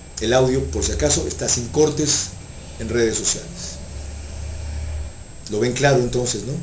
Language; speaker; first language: Spanish; native; Spanish